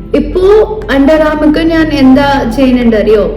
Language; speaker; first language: Malayalam; non-native, fluent; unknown